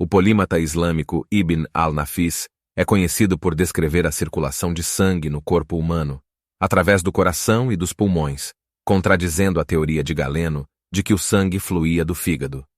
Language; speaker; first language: Portuguese; native; Portuguese